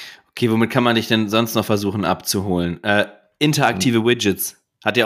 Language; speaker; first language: German; native; German